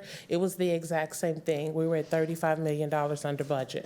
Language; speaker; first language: English; native; English